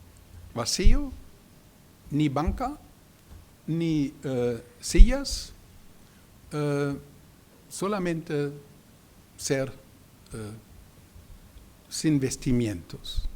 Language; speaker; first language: Spanish; non-native, learner; German